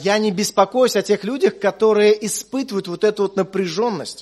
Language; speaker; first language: Russian; native; Russian